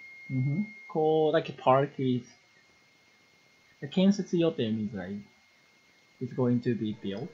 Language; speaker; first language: English; non-native, learner; Japanese